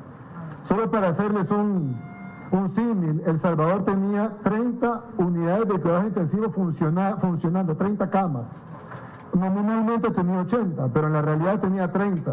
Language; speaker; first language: Spanish; native; Spanish